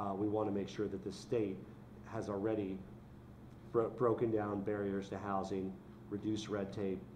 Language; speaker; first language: English; native; English